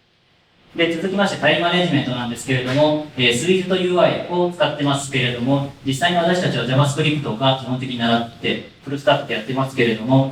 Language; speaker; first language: Japanese; native; Japanese